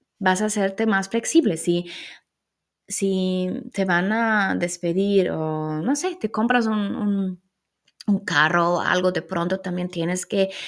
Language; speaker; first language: Spanish; non-native, fluent; German